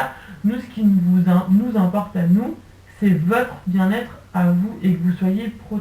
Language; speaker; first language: French; native; French